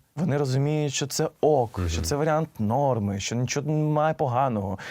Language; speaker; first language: Ukrainian; native; Ukrainian